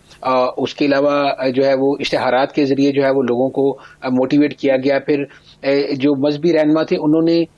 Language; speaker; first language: Urdu; native; Urdu